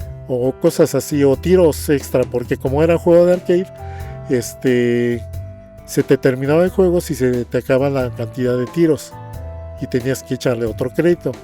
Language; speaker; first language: Spanish; native; Spanish